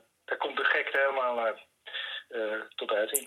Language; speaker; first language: Dutch; native; Dutch